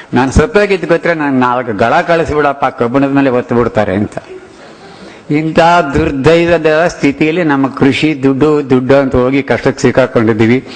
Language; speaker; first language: Kannada; non-native, local second language; Telugu